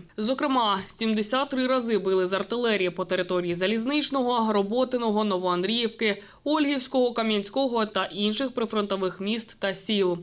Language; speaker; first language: Ukrainian; native; Ukrainian